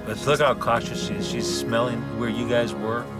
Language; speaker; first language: English; native; English